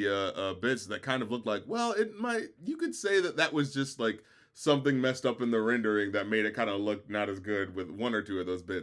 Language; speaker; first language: English; native; English